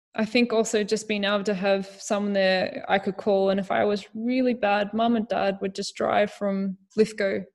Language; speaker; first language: English; native; English